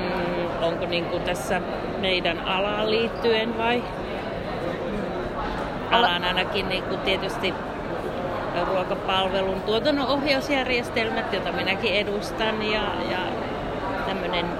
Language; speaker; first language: Finnish; native; Finnish